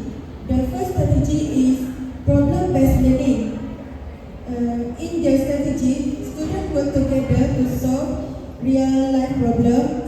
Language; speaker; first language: English; non-native, learner; Malay